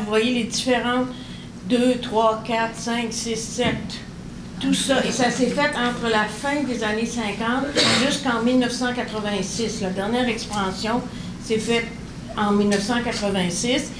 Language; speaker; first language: French; native; French